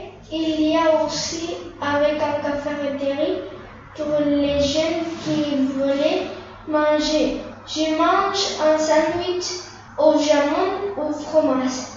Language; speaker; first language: French; non-native, learner; Spanish